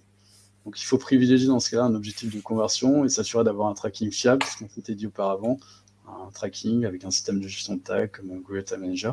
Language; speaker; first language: French; native; French